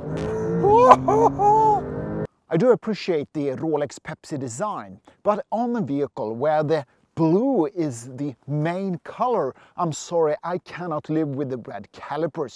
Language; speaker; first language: English; non-native, fluent; Swedish